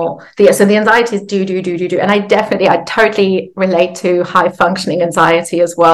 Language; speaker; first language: English; native; English